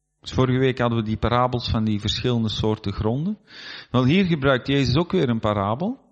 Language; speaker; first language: Dutch; native; Dutch